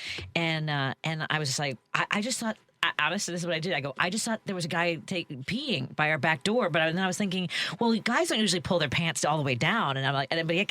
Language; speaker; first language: English; native; English